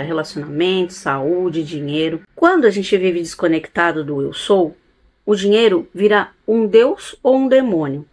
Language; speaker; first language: Portuguese; native; Portuguese